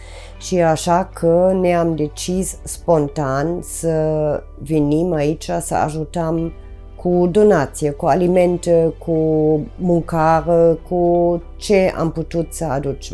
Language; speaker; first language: Romanian; non-native, fluent; German